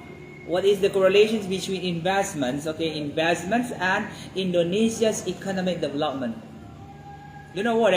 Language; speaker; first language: English; non-native, fluent; Indonesian